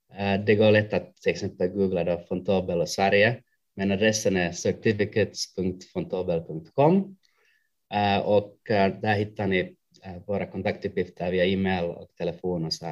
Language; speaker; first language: Swedish; non-native, local second language; Finnish